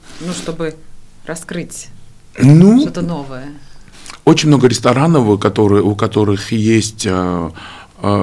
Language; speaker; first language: Russian; non-native, fluent; Georgian